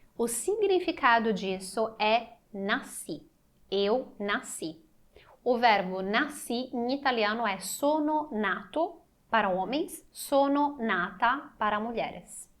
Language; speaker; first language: Portuguese; non-native, fluent; Italian